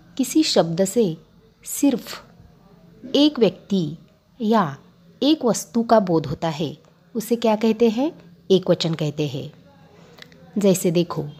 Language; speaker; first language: Hindi; non-native, local second language; Marathi